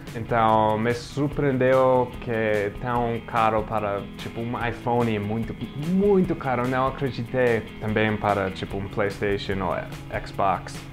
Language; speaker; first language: Portuguese; non-native, fluent; English